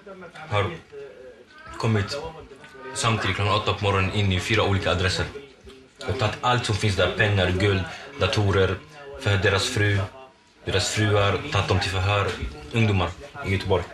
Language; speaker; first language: Swedish; non-native, local second language; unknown